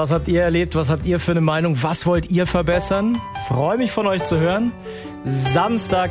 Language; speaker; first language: German; native; German